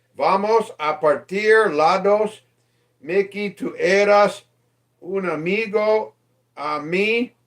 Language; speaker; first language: Spanish; non-native, learner; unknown